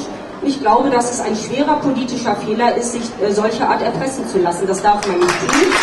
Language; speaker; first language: German; native; German